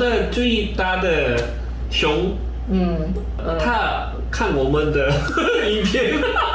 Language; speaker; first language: Chinese; non-native, learner; Korean